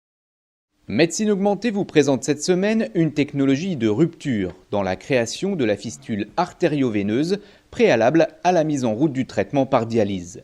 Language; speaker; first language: French; native; French